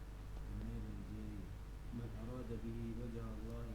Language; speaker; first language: Arabic; non-native, learner; Indonesian